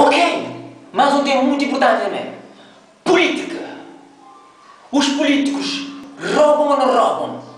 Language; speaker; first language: Portuguese; non-native, local second language; Kabuverdianu